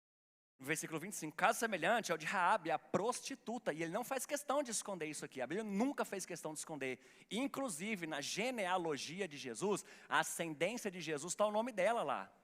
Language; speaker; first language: Portuguese; native; Portuguese